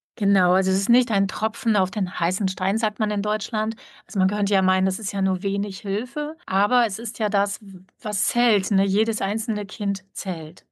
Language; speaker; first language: German; native; German